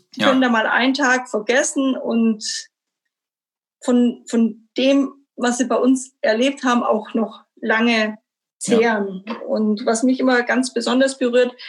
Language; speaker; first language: German; native; German